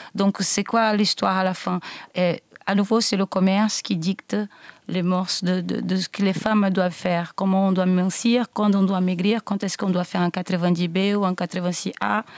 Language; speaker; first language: French; non-native, fluent; Portuguese